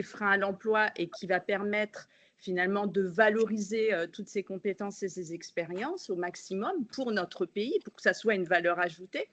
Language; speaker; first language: French; native; French